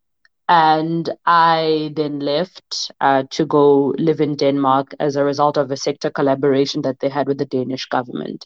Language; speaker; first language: English; non-native, local second language; Southern Sotho